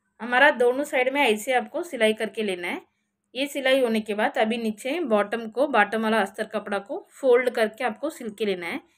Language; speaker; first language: Hindi; non-native, local second language; Marathi